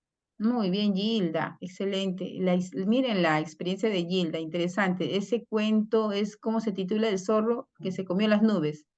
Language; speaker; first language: Spanish; native; Spanish